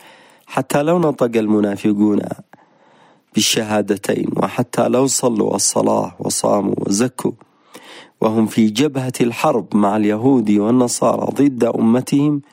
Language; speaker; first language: Arabic; native; Arabic